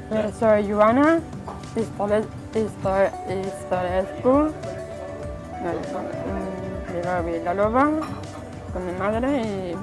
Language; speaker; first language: Spanish; non-native, local second language; Catalan